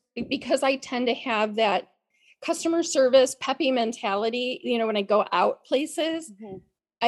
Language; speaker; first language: English; native; English